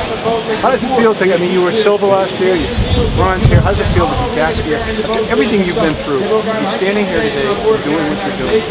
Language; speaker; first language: English; native; English